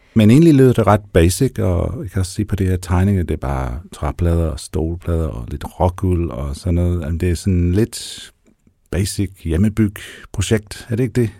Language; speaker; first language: Danish; native; Danish